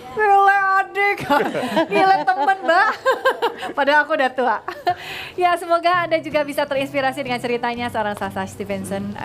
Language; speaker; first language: Indonesian; native; Indonesian